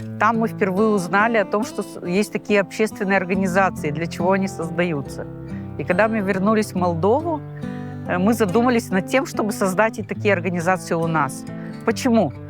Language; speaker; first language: Russian; non-native, local second language; Gagauz